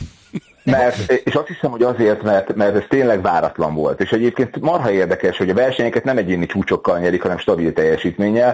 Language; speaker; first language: Hungarian; native; Hungarian